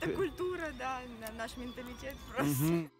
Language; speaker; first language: Russian; native; Russian